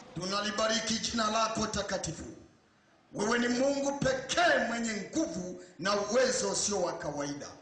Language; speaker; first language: Swahili; native; Swahili